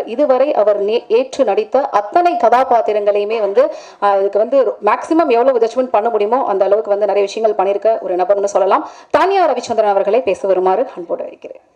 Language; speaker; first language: Tamil; native; Tamil